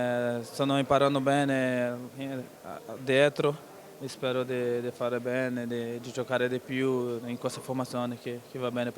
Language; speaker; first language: Italian; non-native, learner; Portuguese